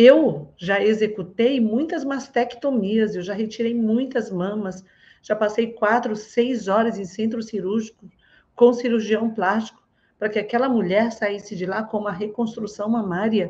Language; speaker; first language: Portuguese; native; Portuguese